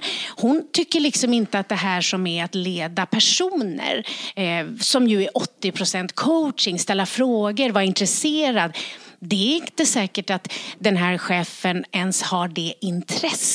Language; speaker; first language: Swedish; native; Swedish